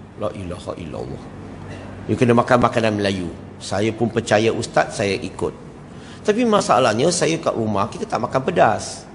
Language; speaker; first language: Malay; non-native, local second language; Chinese